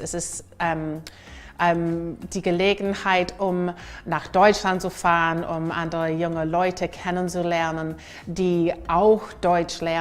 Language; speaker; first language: German; non-native, fluent; English